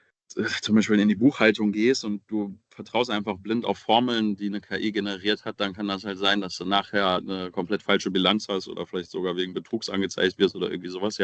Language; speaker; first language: German; native; German